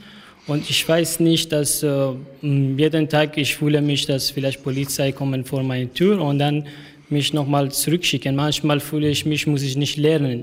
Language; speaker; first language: German; non-native, learner; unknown